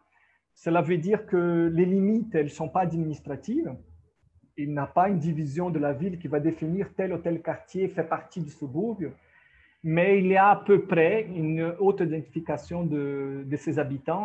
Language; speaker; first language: French; non-native, fluent; Portuguese